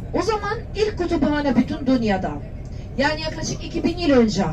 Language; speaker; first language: Turkish; non-native, learner; Arabic